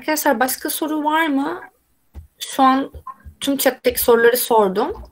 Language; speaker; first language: Turkish; native; Turkish